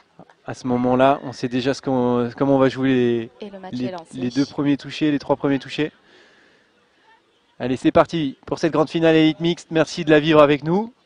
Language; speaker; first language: French; native; French